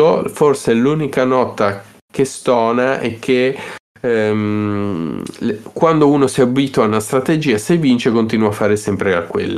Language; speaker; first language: Italian; native; Italian